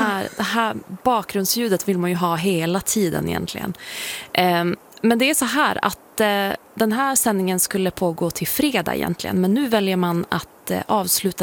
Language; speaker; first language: Swedish; native; Swedish